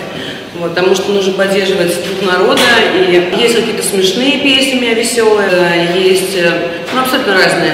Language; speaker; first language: Russian; native; Russian